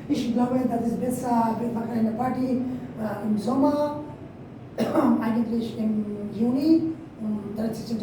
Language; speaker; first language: German; non-native, learner; Bangla